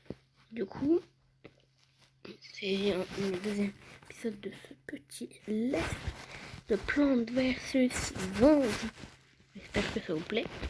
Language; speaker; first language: French; native; French